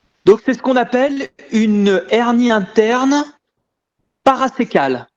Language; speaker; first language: French; native; French